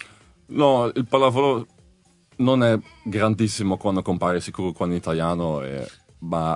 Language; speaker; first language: Italian; non-native, learner; Dutch